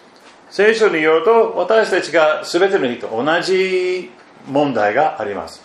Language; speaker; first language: Japanese; non-native, fluent; German